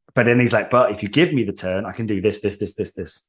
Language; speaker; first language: English; native; English